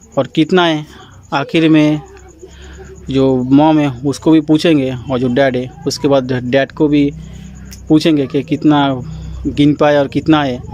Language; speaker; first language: Hindi; non-native, local second language; Bangla